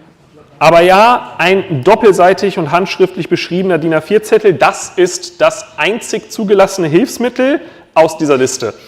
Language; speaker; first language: German; native; German